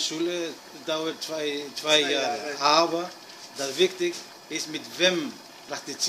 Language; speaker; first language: German; non-native, learner; Greek